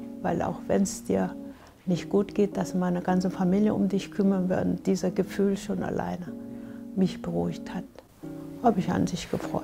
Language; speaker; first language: German; non-native, fluent; Korean